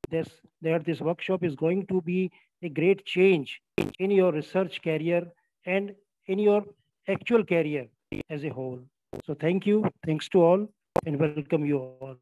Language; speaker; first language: English; non-native, local second language; Hindi